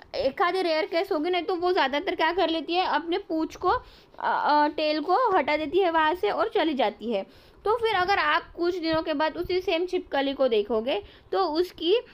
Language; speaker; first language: Hindi; non-native, local second language; Marathi